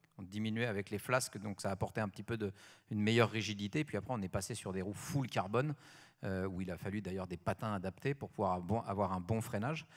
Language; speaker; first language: French; native; French